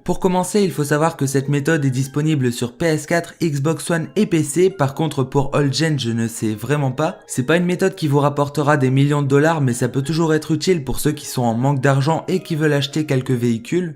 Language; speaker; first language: French; native; French